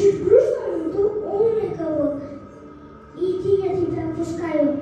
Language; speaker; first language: Russian; non-native, learner; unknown